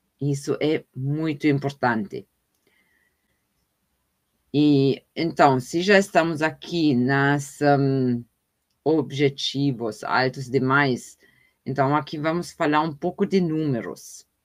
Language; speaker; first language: Portuguese; non-native, fluent; German